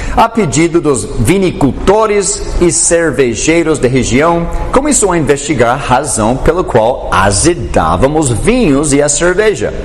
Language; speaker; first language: Portuguese; non-native, fluent; English